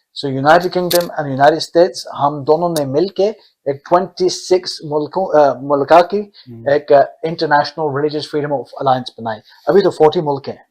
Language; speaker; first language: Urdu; early bilingual, heritage; Urdu